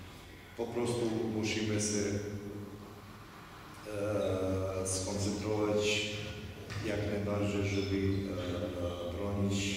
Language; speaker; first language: Polish; non-native, fluent; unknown